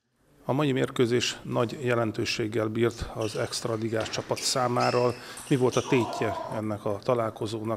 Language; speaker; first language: Hungarian; native; Hungarian